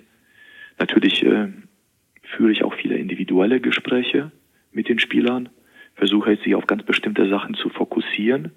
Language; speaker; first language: German; native; German